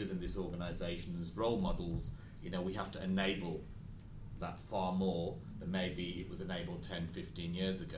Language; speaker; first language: English; native; English